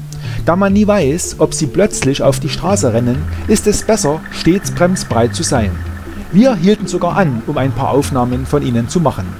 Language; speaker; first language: German; native; German